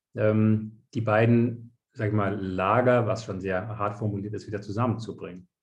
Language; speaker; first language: German; non-native, fluent; French